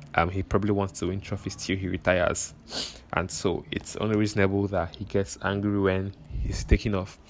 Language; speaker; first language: English; non-native, local second language; Igbo